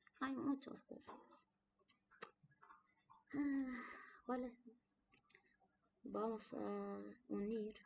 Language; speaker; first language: Spanish; non-native, learner; Turkish